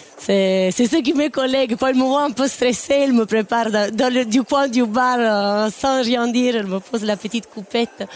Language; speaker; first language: French; non-native, fluent; Italian